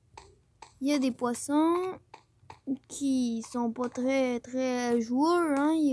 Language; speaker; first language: French; native; French